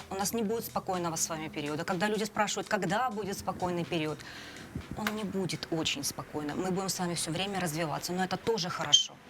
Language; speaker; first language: Russian; native; Russian